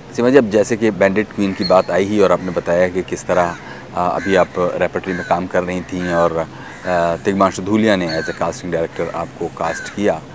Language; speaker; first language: Hindi; native; Hindi